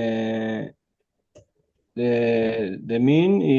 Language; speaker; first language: English; non-native, learner; Spanish